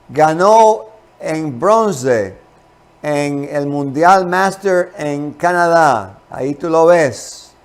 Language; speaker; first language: Spanish; non-native, fluent; English